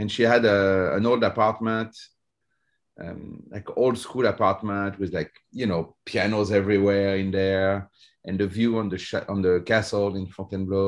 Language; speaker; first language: English; non-native, fluent; French